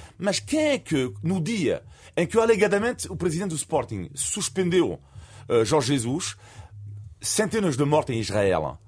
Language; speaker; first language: Portuguese; non-native, fluent; French